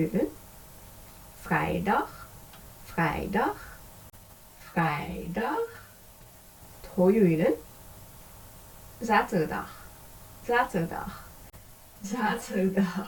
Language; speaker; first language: Korean; non-native, learner; Dutch